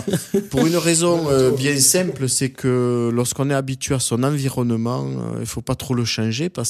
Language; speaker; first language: French; native; French